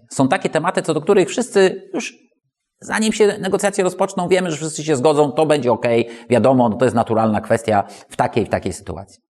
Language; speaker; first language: Polish; native; Polish